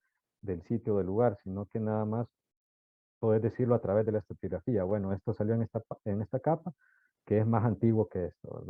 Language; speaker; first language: Spanish; native; Spanish